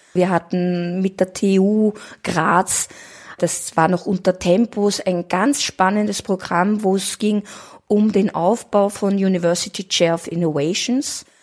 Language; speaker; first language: German; native; German